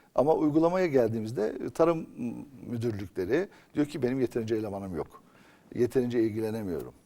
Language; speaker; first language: Turkish; native; Turkish